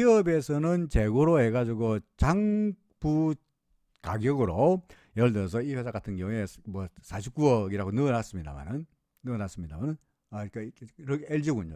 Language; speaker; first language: Korean; native; Korean